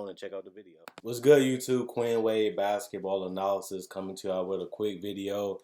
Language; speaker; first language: English; native; English